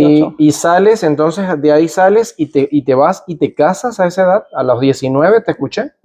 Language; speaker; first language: Spanish; native; Spanish